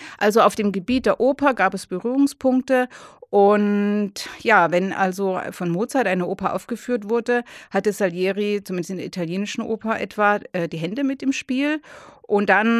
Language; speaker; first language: German; native; German